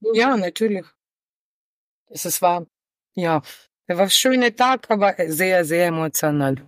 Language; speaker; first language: German; non-native, learner; Ukrainian